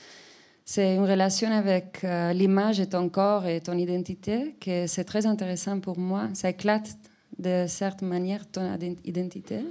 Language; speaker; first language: French; non-native, fluent; Spanish